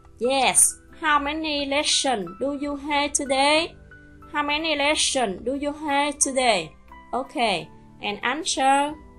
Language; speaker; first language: English; non-native, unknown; Vietnamese